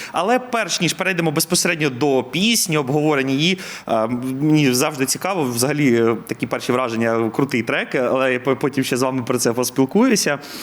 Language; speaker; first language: Ukrainian; native; Ukrainian